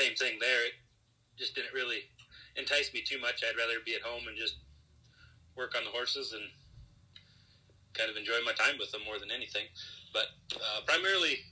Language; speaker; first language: English; native; English